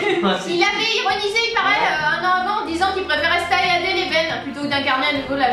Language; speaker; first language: French; native; French